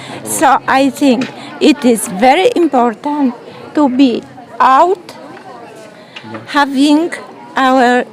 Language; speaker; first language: English; non-native, learner; Polish